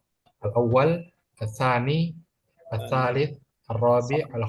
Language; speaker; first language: Arabic; non-native, fluent; Indonesian